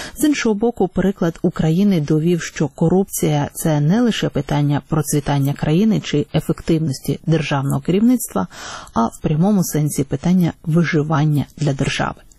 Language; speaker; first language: Ukrainian; native; Ukrainian